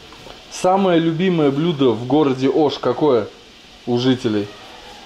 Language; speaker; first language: Russian; native; Russian